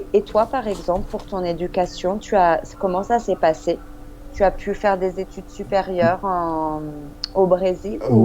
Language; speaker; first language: French; non-native, fluent; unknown